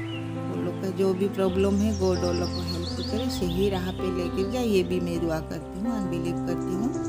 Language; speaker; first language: Hindi; non-native, local second language; Odia